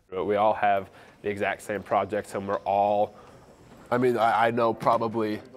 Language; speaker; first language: English; native; English